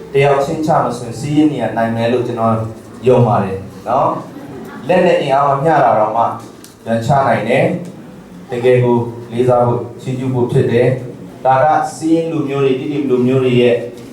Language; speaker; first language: Burmese; non-native, local second language; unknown